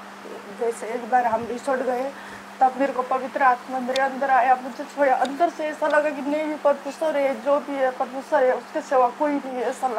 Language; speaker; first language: Hindi; non-native, local second language; Nepali